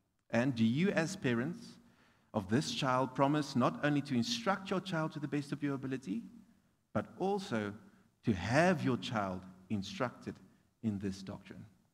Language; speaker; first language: English; non-native, local second language; Afrikaans